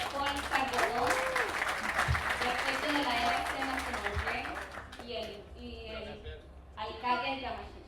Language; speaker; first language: Spanish; native; Spanish